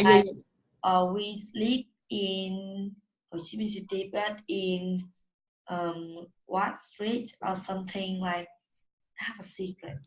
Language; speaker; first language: English; non-native, learner; Vietnamese